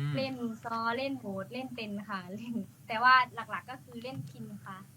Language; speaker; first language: Thai; native; Thai